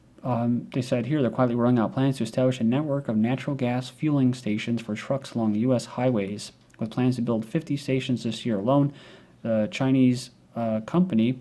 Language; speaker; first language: English; native; English